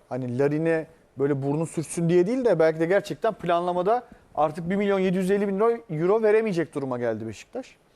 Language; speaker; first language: Turkish; native; Turkish